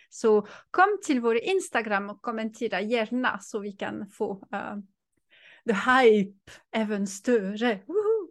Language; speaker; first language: Swedish; non-native, fluent; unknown